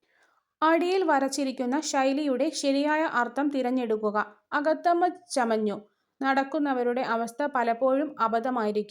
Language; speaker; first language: Malayalam; native; Malayalam